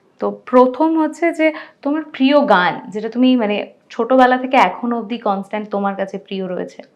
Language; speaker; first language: Bangla; native; Bangla